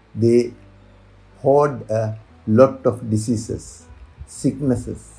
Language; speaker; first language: English; non-native, local second language; Sinhala